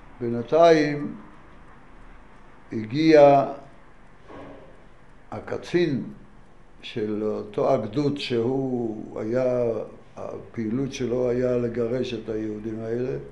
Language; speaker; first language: Hebrew; non-native, fluent; Yiddish